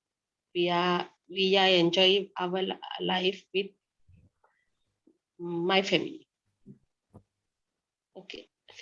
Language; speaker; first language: English; non-native, learner; Sinhala